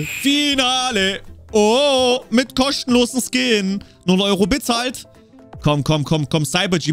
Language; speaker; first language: German; native; German